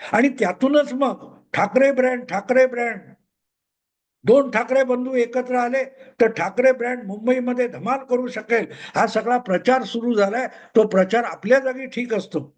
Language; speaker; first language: Marathi; native; Marathi